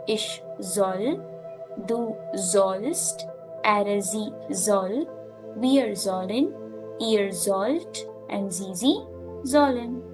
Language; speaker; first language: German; non-native, learner; Hindi